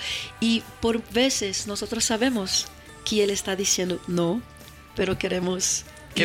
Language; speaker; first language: Spanish; non-native, fluent; Portuguese